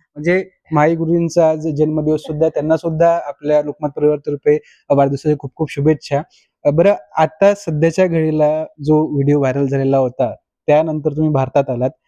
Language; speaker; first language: Marathi; native; Marathi